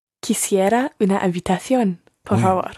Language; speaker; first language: Spanish; non-native, learner; English